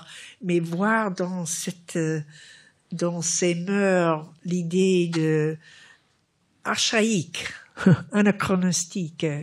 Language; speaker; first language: French; non-native, fluent; English